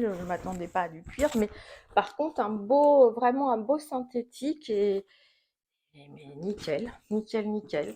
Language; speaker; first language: French; native; French